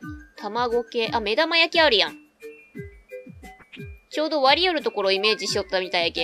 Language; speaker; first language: Japanese; native; Japanese